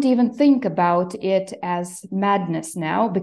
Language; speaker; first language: English; non-native, fluent; Lithuanian